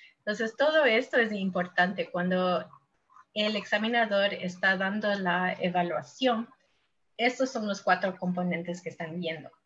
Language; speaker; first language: Spanish; non-native, fluent; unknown